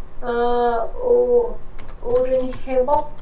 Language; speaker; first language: Korean; non-native, learner; Vietnamese